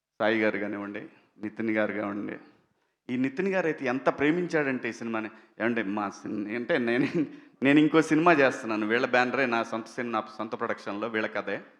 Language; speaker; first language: Telugu; native; Telugu